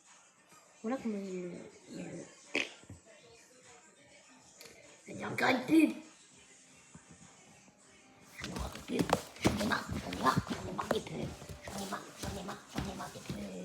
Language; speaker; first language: French; native; French